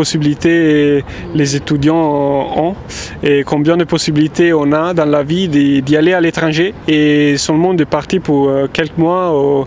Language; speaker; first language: French; non-native, fluent; Italian